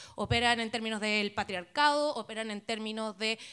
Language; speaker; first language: Spanish; native; Spanish